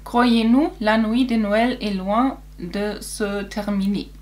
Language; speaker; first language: French; non-native, learner; German